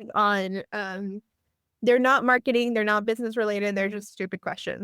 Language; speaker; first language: English; native; English